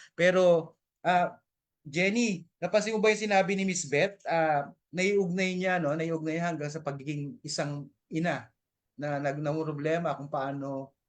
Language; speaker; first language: Filipino; native; Filipino